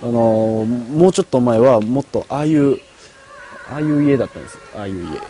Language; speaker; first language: Japanese; native; Japanese